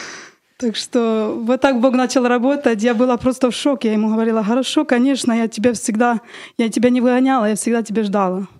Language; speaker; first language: Russian; early bilingual, heritage; Russian